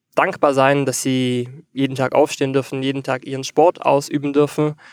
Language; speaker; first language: German; native; German